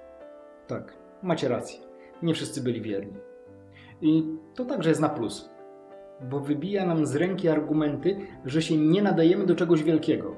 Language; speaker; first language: Polish; native; Polish